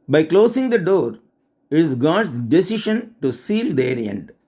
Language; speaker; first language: English; non-native, local second language; Tamil